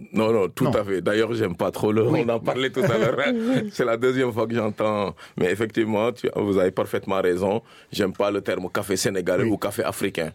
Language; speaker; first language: French; non-native, local second language; Serer